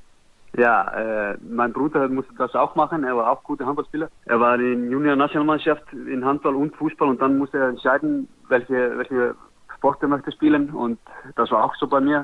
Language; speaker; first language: German; non-native, learner; Icelandic